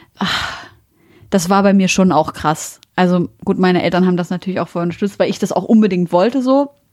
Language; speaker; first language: German; early bilingual, other home language; Arabic